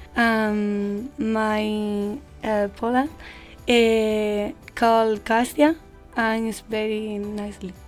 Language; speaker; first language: English; non-native, learner; Spanish